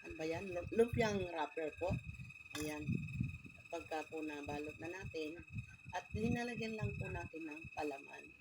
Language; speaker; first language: Filipino; non-native, local second language; Bikol